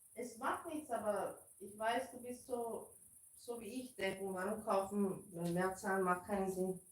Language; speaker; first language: German; non-native, learner; Romanian